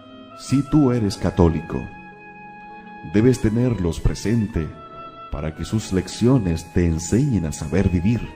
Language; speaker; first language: Spanish; native; Spanish